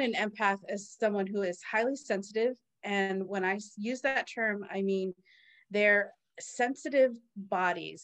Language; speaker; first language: English; native; English